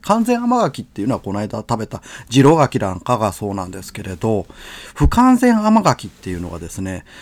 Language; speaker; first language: Japanese; native; Japanese